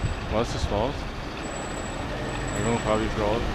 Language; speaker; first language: German; non-native, learner; Polish